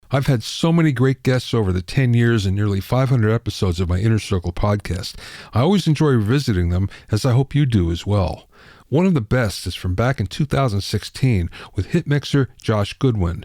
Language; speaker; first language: English; native; English